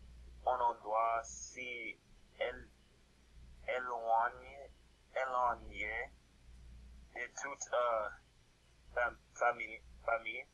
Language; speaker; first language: French; non-native, learner; English